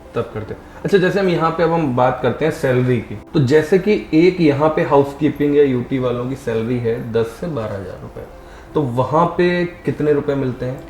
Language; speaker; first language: Hindi; native; Hindi